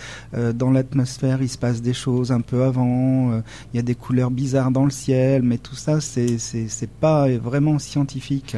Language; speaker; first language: French; native; French